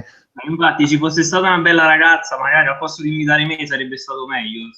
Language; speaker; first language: Italian; native; Italian